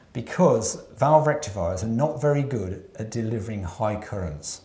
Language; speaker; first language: English; native; English